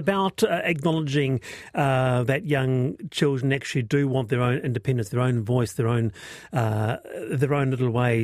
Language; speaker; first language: English; native; English